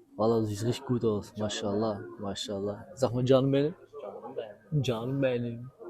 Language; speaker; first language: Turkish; early bilingual, heritage; Turkish